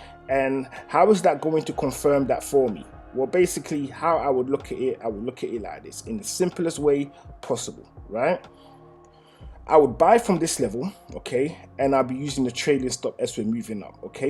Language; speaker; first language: English; native; English